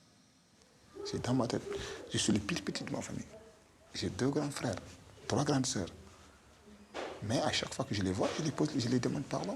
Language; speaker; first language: French; non-native, local second language; Fula